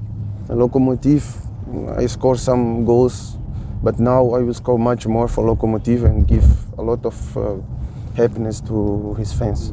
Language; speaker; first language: English; non-native, fluent; Portuguese